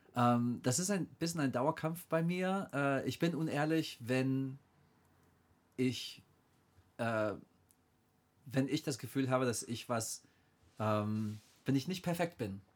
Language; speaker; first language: German; non-native, fluent; English